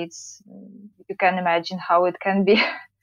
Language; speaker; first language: English; non-native, learner; Ukrainian